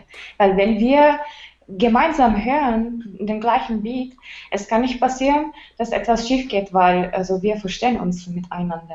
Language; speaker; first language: German; non-native, fluent; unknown